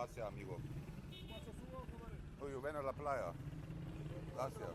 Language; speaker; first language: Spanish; non-native, learner; German